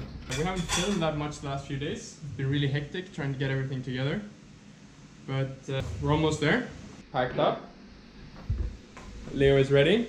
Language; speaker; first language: English; non-native, fluent; Swedish